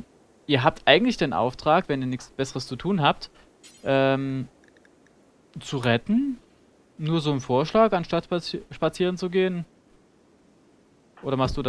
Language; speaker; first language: German; native; German